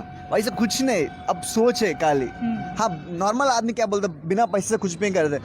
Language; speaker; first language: Hindi; non-native, local second language; Telugu